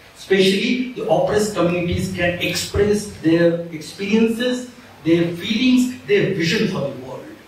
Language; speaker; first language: English; non-native, local second language; Marathi